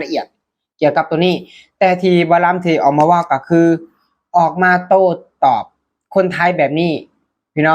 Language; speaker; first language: Thai; non-native, local second language; Lao